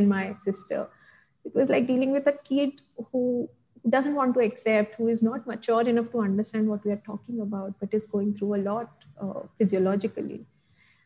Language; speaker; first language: English; non-native, local second language; Gujarati